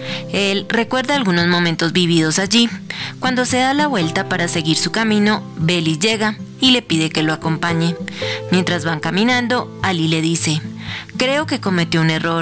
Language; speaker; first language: Spanish; native; Spanish